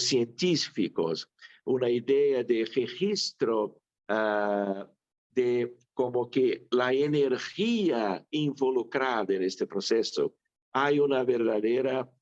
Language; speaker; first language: Spanish; non-native, fluent; Portuguese